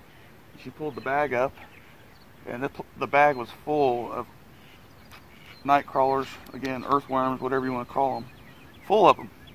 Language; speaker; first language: English; native; English